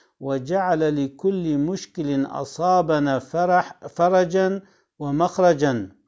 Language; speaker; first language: Arabic; non-native, fluent; Kurdish